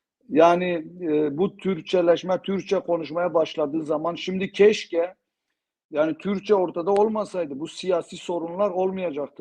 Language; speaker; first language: Turkish; non-native, local second language; Zaza